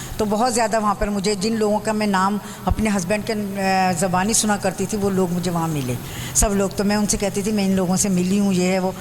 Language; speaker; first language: Urdu; native; Urdu